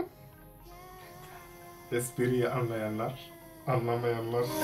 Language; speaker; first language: Turkish; non-native, fluent; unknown